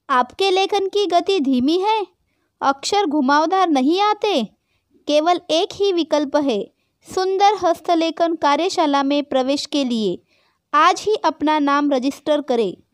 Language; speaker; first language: Hindi; non-native, local second language; Marathi